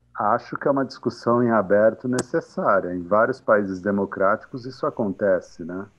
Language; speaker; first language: Portuguese; non-native, fluent; Arabic